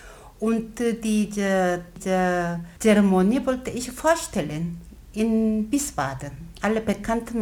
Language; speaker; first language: German; non-native, learner; Korean